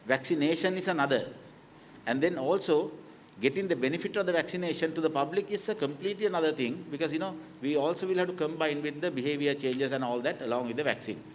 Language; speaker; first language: English; non-native, local second language; Sinhala